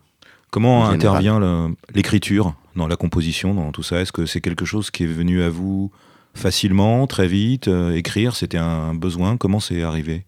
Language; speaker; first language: French; native; French